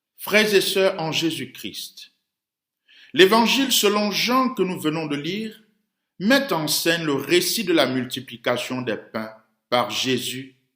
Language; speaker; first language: French; native; French